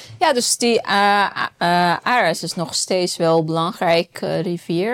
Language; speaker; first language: Dutch; non-native, fluent; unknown